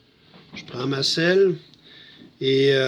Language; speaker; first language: French; native; French